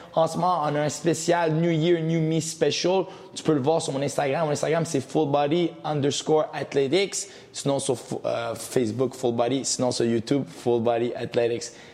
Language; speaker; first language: French; early bilingual, other home language; Portuguese